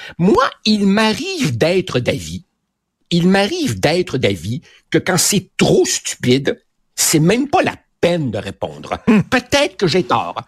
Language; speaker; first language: French; native; French